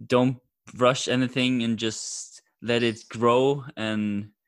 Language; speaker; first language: English; non-native, fluent; Norwegian